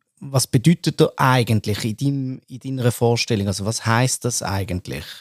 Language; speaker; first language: German; native; German